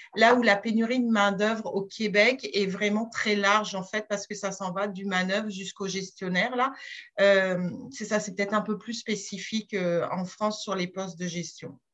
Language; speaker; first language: French; native; French